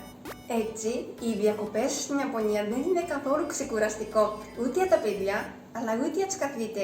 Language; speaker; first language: Greek; non-native, fluent; Japanese